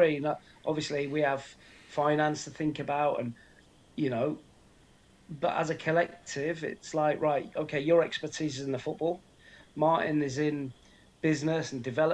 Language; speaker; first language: English; native; English